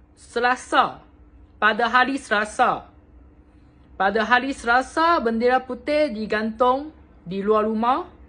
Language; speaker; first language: Malay; non-native, local second language; Chinese